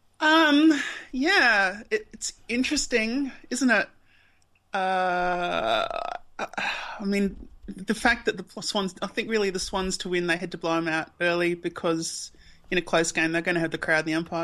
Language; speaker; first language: English; native; English